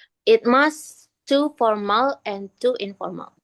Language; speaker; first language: English; non-native, learner; Indonesian